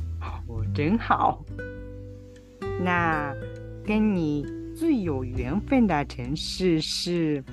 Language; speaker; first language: Chinese; non-native, fluent; Japanese